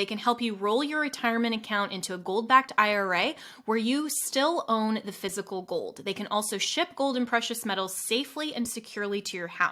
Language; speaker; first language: English; native; English